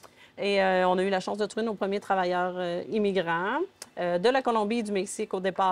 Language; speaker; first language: French; native; French